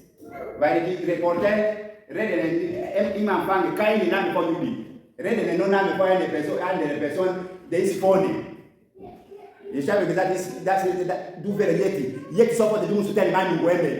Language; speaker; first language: German; non-native, learner; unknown